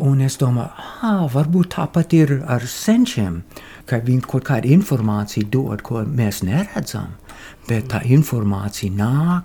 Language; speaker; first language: Latvian; early bilingual, heritage; Latvian